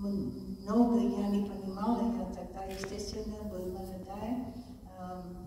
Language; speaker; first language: Russian; non-native, fluent; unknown